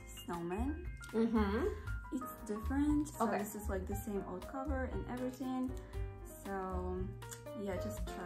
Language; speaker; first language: English; non-native, learner; Russian